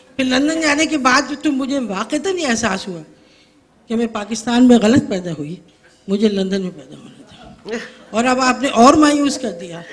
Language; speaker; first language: Urdu; native; Urdu